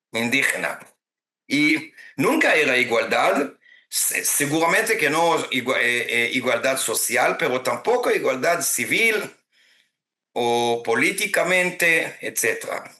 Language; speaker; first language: Spanish; non-native, fluent; Hebrew